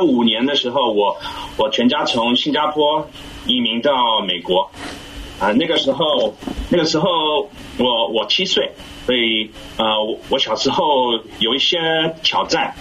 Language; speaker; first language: Chinese; early bilingual, heritage; English